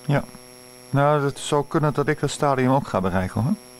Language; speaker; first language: Dutch; native; Dutch